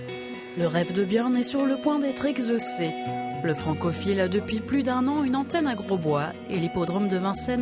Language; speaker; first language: French; native; French